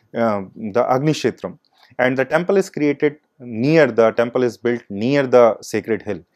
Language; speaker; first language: English; non-native, local second language; Hindi